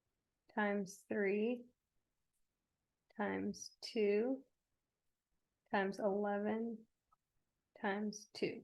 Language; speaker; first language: English; native; English